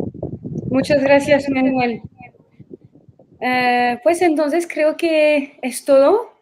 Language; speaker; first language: Spanish; non-native, fluent; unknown